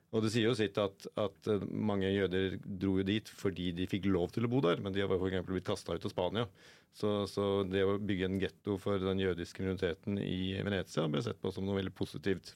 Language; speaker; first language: Norwegian; native; Norwegian